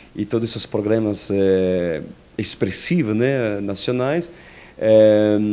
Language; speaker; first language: Portuguese; non-native, fluent; French